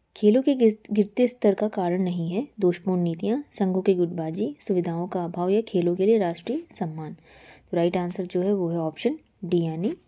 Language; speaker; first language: Hindi; native; Hindi